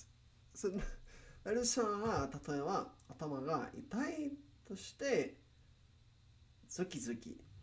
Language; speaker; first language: Japanese; non-native, learner; Spanish